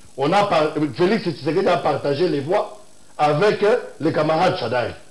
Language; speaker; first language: French; non-native, local second language; Luba-Lulua